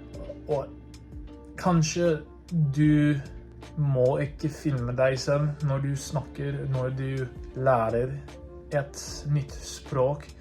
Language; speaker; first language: Norwegian; non-native, learner; English